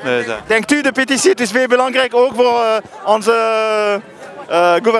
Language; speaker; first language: Dutch; non-native, learner; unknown